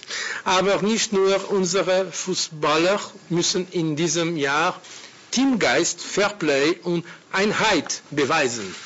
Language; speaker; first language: German; non-native, learner; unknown